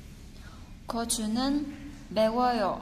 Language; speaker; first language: Korean; non-native, fluent; Vietnamese